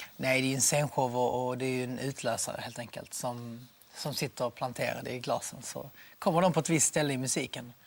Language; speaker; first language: Swedish; native; Swedish